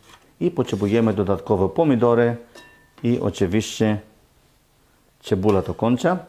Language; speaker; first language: Polish; non-native, learner; Greek